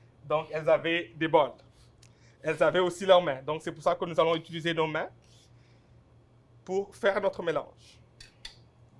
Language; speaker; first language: French; non-native, local second language; Wolof